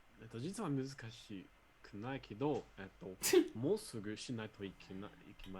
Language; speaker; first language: Japanese; non-native, learner; English